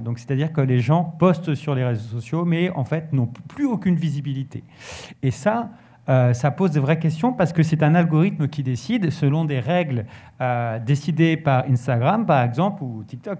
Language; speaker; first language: French; native; French